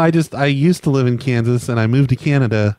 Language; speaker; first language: English; native; English